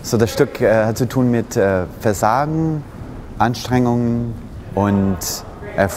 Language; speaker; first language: German; non-native, fluent; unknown